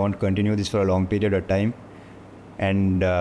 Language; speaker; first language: English; non-native, local second language; Sinhala